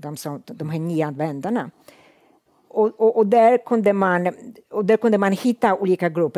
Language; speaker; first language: Swedish; non-native, fluent; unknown